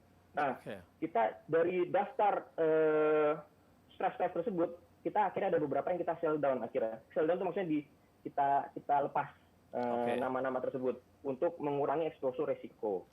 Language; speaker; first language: Indonesian; native; Indonesian